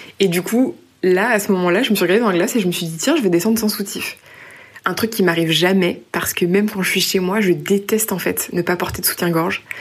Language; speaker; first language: French; native; French